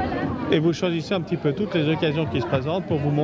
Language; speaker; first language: French; native; French